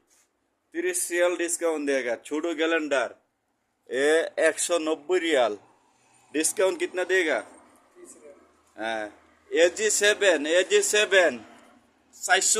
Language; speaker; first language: Hindi; non-native, learner; Bangla